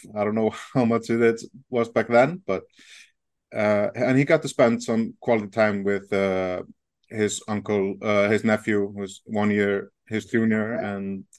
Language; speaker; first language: English; non-native, fluent; Icelandic